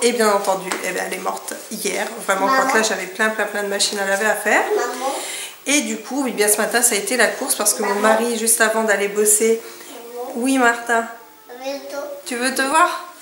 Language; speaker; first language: French; native; French